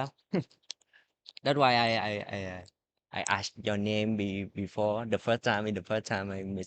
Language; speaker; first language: English; non-native, learner; Vietnamese